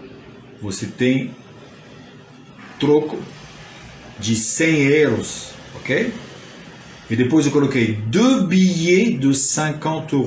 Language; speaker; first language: Portuguese; non-native, fluent; French